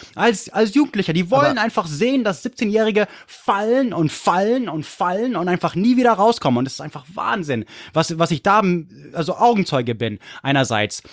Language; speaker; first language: German; non-native, fluent; English